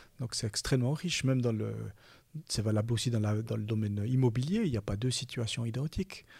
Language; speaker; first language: French; native; French